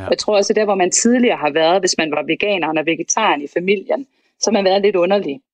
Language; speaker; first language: Danish; native; Danish